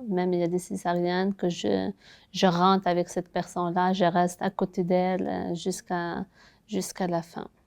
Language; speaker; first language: French; non-native, local second language; Arabic